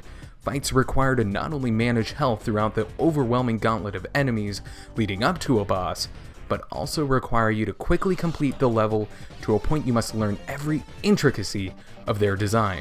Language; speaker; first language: English; native; English